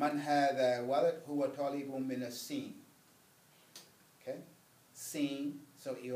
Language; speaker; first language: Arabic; non-native, fluent; English